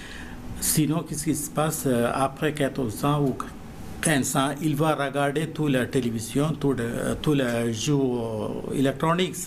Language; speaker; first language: French; non-native, learner; Malayalam